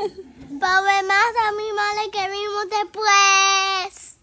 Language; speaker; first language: Spanish; early bilingual, other home language; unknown